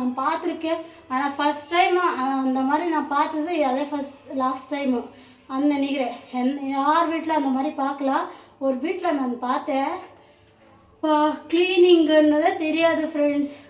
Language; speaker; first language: Tamil; non-native, local second language; Kannada